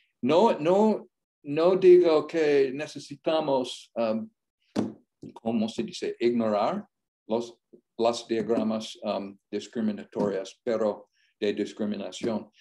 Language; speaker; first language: Spanish; non-native, learner; English